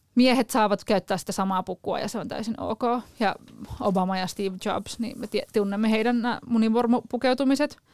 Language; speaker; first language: Finnish; native; Finnish